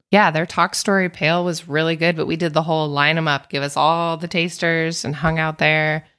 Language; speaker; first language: English; native; English